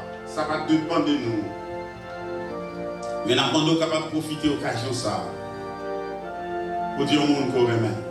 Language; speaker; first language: French; non-native, local second language; Haitian Creole